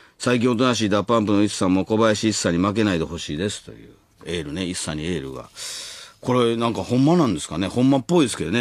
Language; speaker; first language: Japanese; native; Japanese